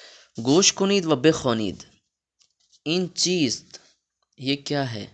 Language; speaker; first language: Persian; non-native, fluent; Urdu